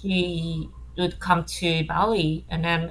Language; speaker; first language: English; non-native, learner; Japanese